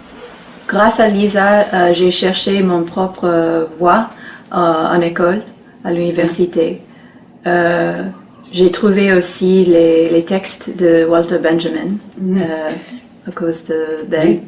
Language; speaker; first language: French; non-native, learner; English